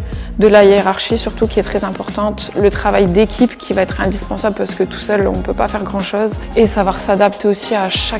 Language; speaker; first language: French; native; French